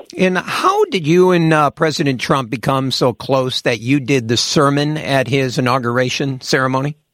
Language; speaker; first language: English; native; English